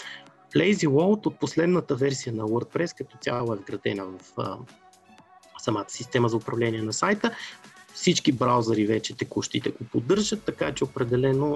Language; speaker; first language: Bulgarian; native; Bulgarian